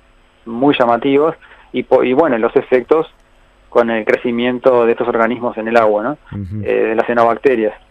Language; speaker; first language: Spanish; native; Spanish